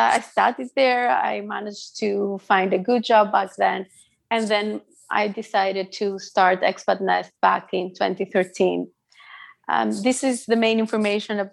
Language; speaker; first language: English; non-native, fluent; Greek